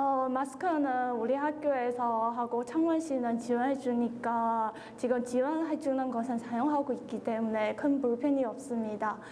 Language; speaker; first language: Korean; non-native, learner; Chinese